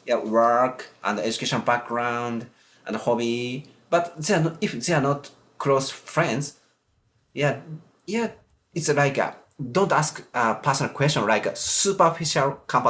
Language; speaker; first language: English; non-native, learner; Japanese